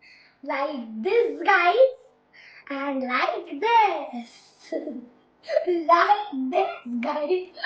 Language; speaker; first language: English; non-native, local second language; Marathi